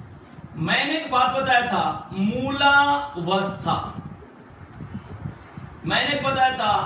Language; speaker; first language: Hindi; native; Hindi